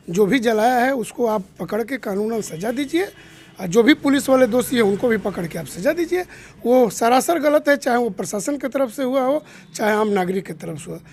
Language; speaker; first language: Hindi; native; Hindi